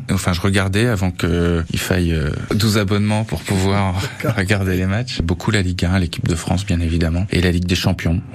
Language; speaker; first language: French; native; French